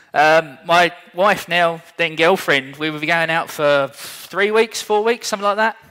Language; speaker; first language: English; native; English